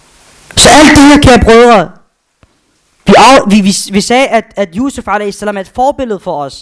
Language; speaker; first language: Danish; non-native, fluent; Arabic